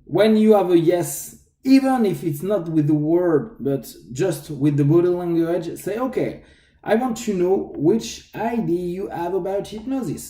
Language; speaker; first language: English; non-native, fluent; French